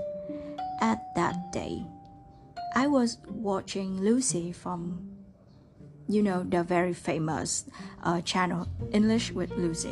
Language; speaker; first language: English; non-native, fluent; Vietnamese